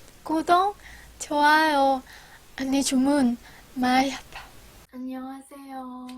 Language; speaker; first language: Korean; non-native, learner; Vietnamese